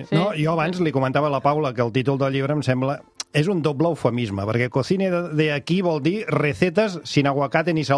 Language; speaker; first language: Catalan; native; Catalan